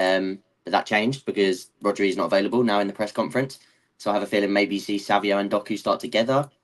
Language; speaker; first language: English; native; English